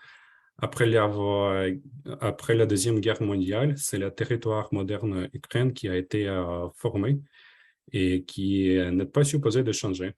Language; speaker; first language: French; non-native, fluent; Ukrainian